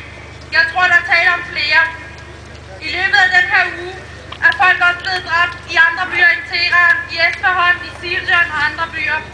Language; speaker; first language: Danish; early bilingual, other home language; Persian